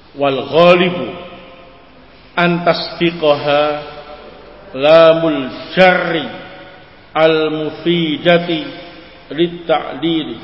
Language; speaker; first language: Arabic; non-native, learner; Indonesian